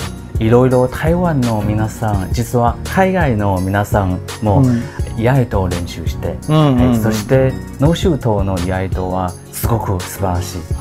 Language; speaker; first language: Japanese; non-native, learner; Chinese